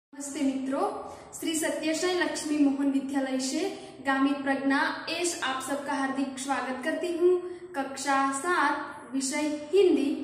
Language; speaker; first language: Hindi; non-native, local second language; Gujarati